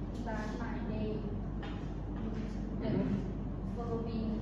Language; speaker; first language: English; non-native, learner; Lao